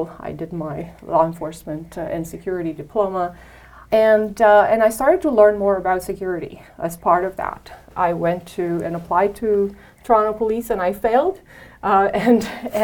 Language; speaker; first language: English; non-native, fluent; Romanian